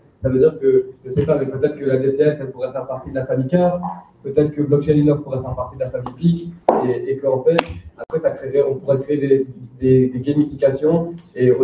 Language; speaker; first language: French; native; French